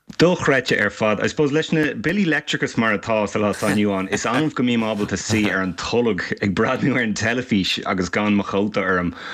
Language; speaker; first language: Irish; non-native, local second language; English